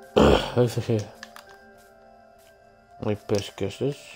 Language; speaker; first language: English; native; English